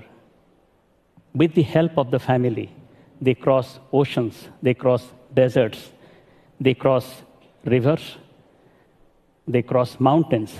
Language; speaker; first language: English; non-native, local second language; Odia